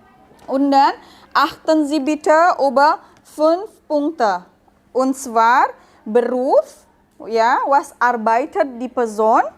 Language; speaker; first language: German; non-native, learner; Indonesian